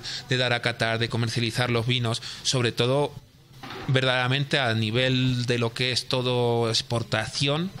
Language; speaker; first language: Spanish; native; Spanish